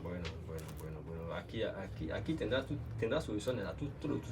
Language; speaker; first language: Spanish; non-native, learner; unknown